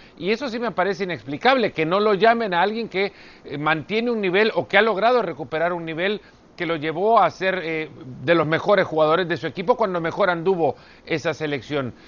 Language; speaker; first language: Spanish; native; Spanish